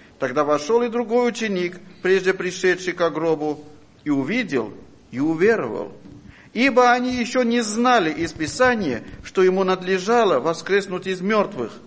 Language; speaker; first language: Russian; non-native, fluent; Armenian